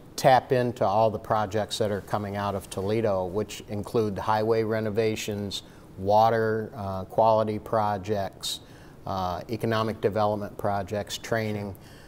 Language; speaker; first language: English; native; English